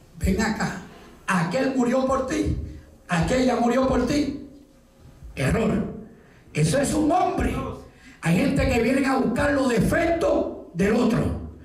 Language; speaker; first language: Spanish; native; Spanish